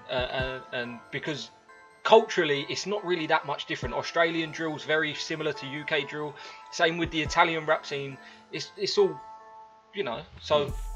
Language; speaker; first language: English; early bilingual, other home language; Italian